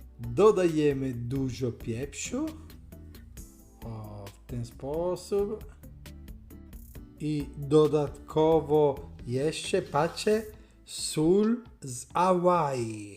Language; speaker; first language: Polish; non-native, learner; Italian